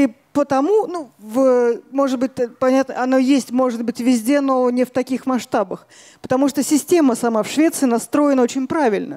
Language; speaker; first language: Russian; native; Russian